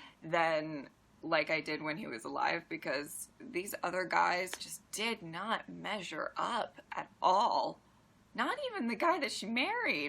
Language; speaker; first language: English; native; English